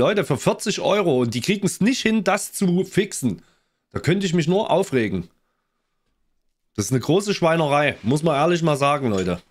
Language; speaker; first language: German; native; German